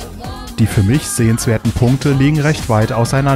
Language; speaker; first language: German; native; German